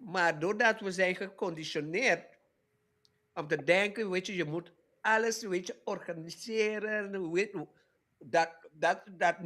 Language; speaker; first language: Dutch; non-native, local second language; Papiamento